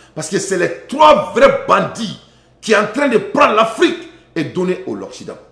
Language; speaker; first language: French; non-native, local second language; Bambara